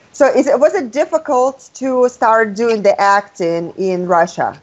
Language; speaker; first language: English; non-native, fluent; Russian